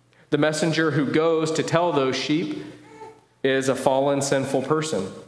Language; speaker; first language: English; native; English